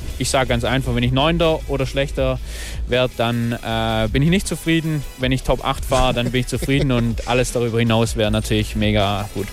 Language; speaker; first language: German; native; German